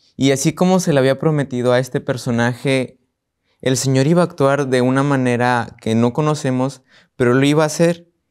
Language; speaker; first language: Spanish; native; Spanish